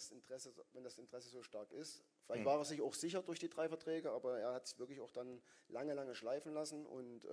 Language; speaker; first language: German; native; German